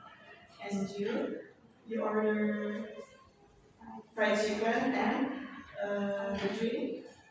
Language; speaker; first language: English; non-native, learner; Indonesian